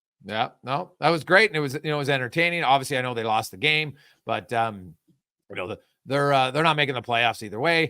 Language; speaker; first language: English; native; English